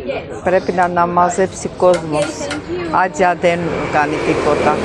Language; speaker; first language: Greek; non-native, learner; Armenian